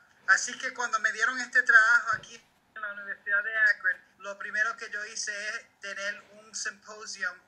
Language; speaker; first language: Spanish; early bilingual, heritage; Spanish